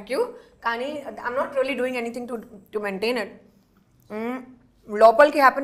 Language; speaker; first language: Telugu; non-native, learner; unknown